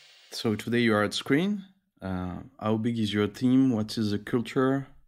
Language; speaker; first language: English; non-native, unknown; French